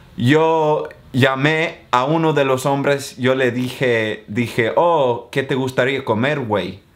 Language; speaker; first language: Spanish; non-native, fluent; English